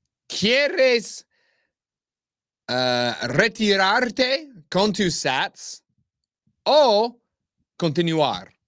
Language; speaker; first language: Spanish; non-native, learner; English